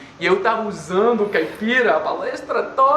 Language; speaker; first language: Portuguese; non-native, fluent; English